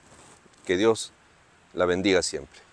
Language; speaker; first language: Spanish; native; Spanish